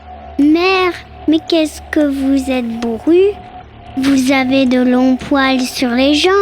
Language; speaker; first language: French; native; French